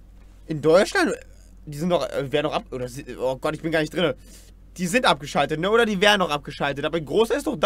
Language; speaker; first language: German; native; German